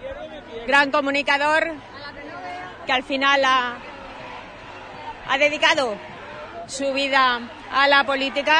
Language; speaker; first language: Spanish; native; Spanish